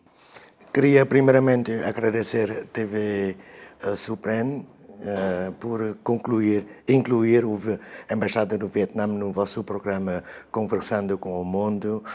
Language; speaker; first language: Portuguese; non-native, fluent; Vietnamese